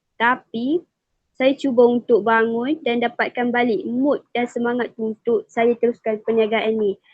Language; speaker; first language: Malay; native; Malay